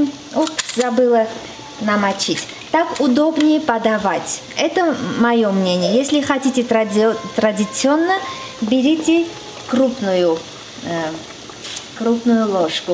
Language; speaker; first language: Russian; non-native, fluent; Armenian